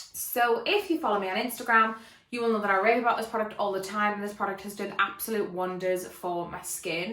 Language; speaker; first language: English; native; English